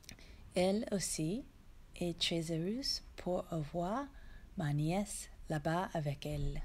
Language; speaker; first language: French; non-native, learner; English